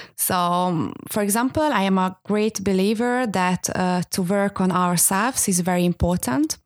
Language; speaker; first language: English; non-native, fluent; Hungarian